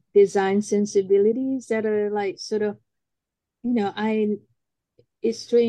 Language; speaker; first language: English; non-native, local second language; Malay